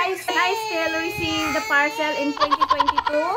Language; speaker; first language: English; non-native, local second language; Filipino